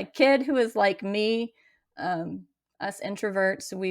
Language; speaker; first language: English; native; English